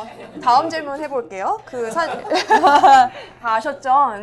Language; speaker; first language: Korean; native; Korean